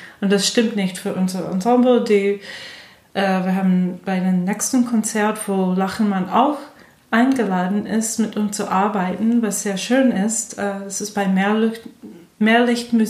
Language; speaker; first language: German; non-native, fluent; English